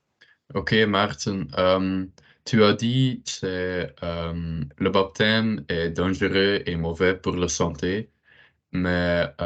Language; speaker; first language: French; non-native, learner; Dutch